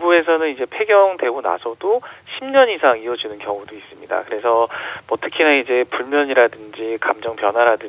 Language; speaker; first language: Korean; native; Korean